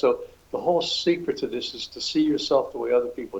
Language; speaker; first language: English; native; English